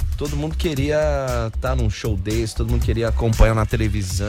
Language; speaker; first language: Portuguese; native; Portuguese